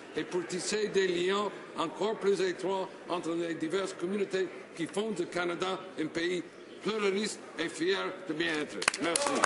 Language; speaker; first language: French; non-native, local second language; English